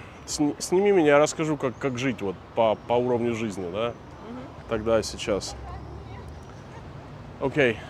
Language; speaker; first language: Russian; native; Russian